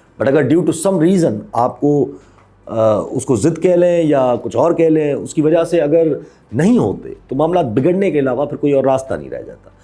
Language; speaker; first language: Urdu; non-native, local second language; Sindhi